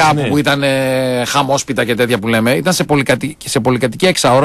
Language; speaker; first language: Greek; native; Greek